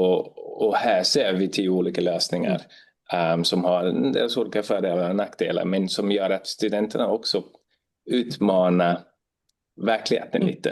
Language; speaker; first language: Swedish; non-native, fluent; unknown